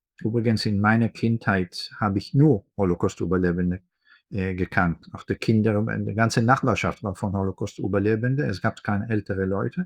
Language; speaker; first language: German; non-native, fluent; Hebrew